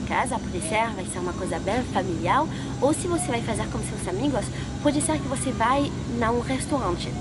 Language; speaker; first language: Portuguese; non-native, fluent; French